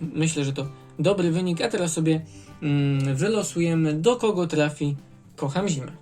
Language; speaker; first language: Polish; native; Polish